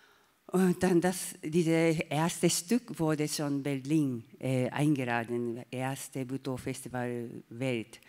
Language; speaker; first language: German; non-native, learner; Japanese